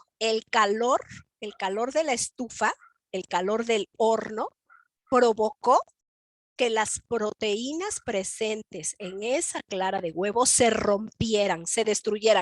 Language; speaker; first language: Spanish; native; Spanish